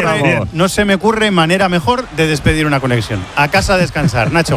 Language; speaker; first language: Spanish; native; Spanish